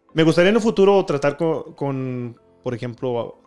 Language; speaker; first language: Spanish; early bilingual, heritage; Spanish